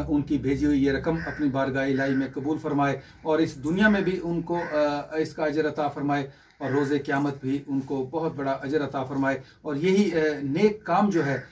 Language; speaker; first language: Urdu; non-native, local second language; Punjabi